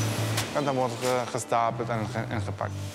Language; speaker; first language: Dutch; early bilingual, other home language; Arabic